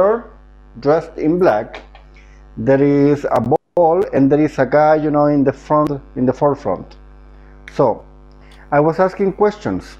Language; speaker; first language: English; non-native, fluent; Spanish